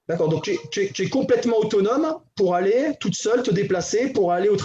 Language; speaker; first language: French; native; French